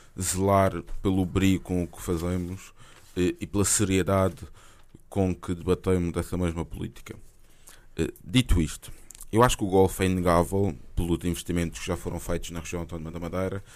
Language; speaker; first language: Portuguese; native; Portuguese